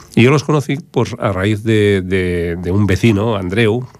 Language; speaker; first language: Spanish; native; Spanish